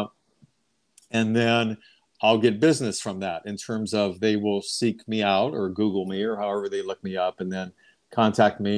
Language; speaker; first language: English; native; English